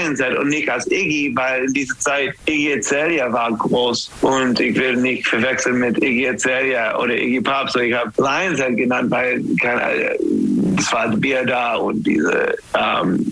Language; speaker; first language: German; non-native, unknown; English